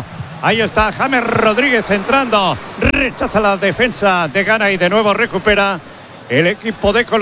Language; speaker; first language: Spanish; native; Spanish